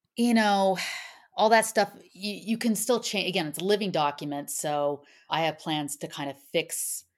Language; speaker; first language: English; native; English